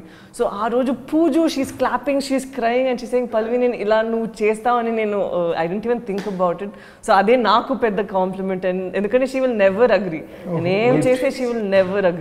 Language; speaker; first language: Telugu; non-native, learner; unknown